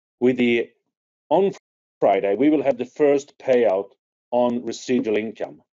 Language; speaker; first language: English; non-native, fluent; Swedish